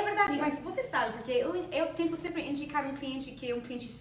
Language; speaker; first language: Portuguese; non-native, fluent; Spanish